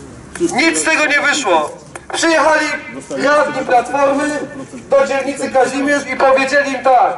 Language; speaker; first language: Polish; native; Polish